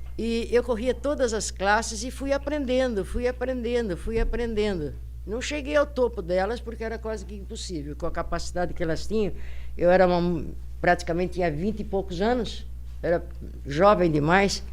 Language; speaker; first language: Portuguese; native; Portuguese